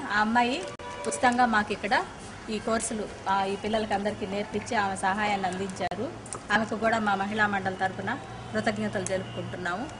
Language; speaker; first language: Telugu; native; Telugu